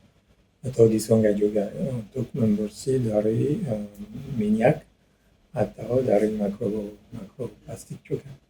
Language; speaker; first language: Indonesian; non-native, learner; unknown